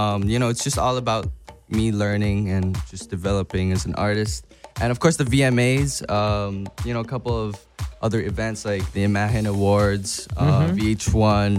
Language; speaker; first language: English; non-native, local second language; Cantonese